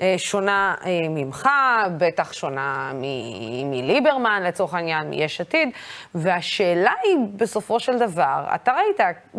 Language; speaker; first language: Hebrew; non-native, local second language; Arabic